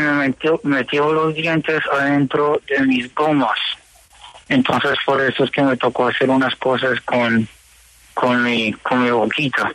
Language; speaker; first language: Spanish; early bilingual, heritage; Spanish